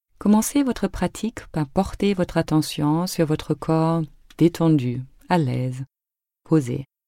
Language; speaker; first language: French; non-native, fluent; German